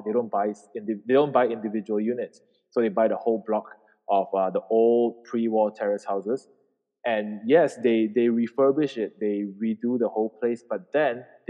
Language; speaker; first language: English; non-native, local second language; Min Nan Chinese